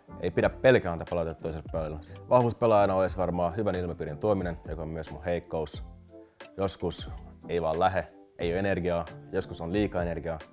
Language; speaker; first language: Finnish; early bilingual, other home language; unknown